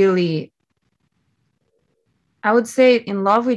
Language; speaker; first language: English; non-native, fluent; Portuguese